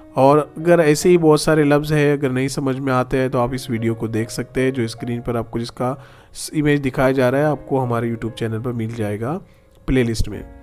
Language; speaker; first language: Urdu; native; Urdu